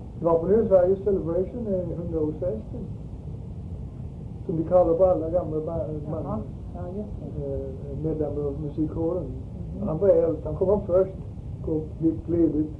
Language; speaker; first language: Swedish; early bilingual, heritage; Swedish